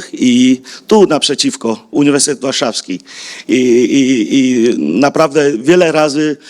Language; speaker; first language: Polish; non-native, fluent; Vietnamese